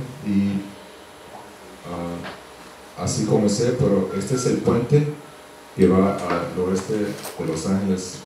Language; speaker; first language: Spanish; early bilingual, heritage; Spanish